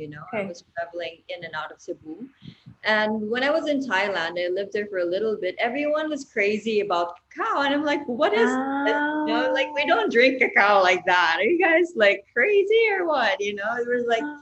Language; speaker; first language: English; non-native, local second language; Cebuano